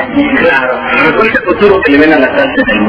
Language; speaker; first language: Spanish; native; Spanish